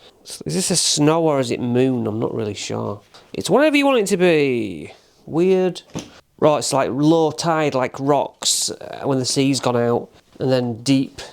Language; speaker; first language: English; native; English